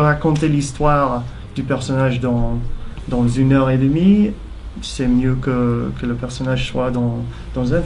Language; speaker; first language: French; non-native, fluent; English